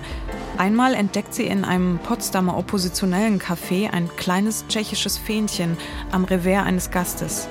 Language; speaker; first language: German; native; German